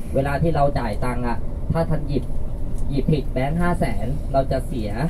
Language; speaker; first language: Thai; non-native, fluent; Vietnamese